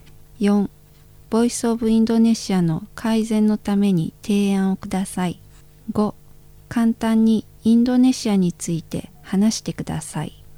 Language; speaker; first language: Japanese; non-native, fluent; Indonesian